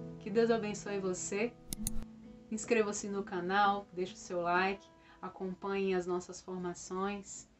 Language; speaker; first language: Portuguese; native; Portuguese